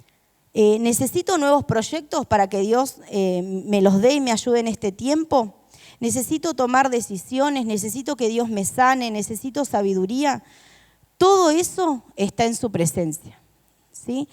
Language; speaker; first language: Spanish; native; Spanish